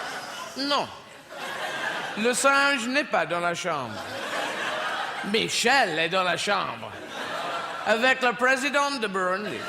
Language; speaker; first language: French; non-native, fluent; English